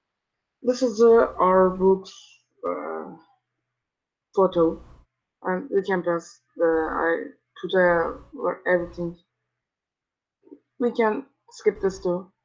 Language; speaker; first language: English; non-native, learner; Turkish